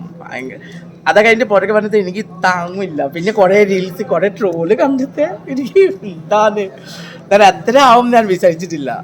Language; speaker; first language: Malayalam; non-native, local second language; Assamese